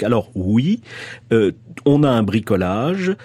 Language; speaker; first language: French; native; French